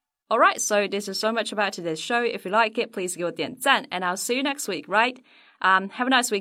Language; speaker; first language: English; non-native, fluent; Chinese